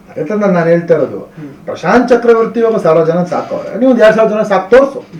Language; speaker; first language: Kannada; native; Kannada